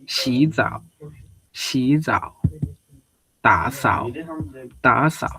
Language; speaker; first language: Chinese; non-native, fluent; Bangla